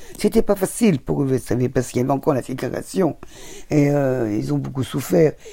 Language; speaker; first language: French; native; French